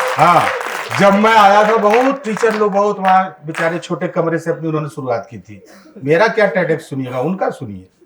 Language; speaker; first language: Hindi; native; Hindi